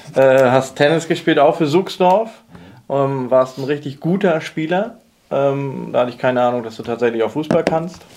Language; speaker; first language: German; native; German